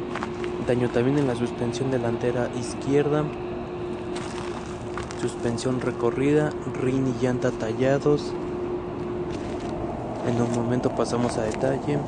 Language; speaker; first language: Spanish; native; Spanish